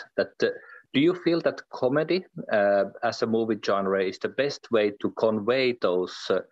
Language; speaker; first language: English; native; English